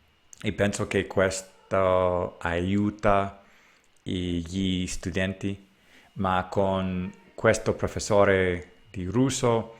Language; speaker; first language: Italian; non-native, learner; English